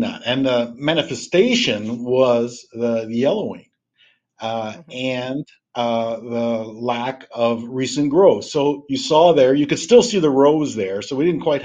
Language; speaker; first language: English; native; English